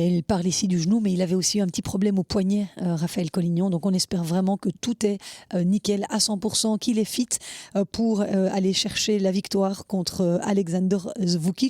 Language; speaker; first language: French; native; French